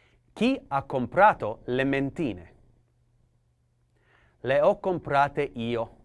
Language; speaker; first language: Italian; non-native, learner; English